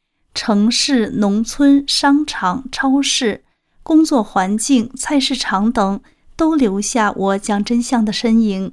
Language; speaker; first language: Chinese; native; Chinese